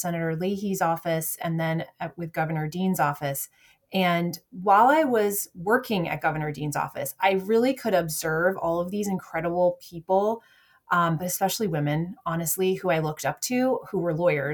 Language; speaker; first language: English; native; English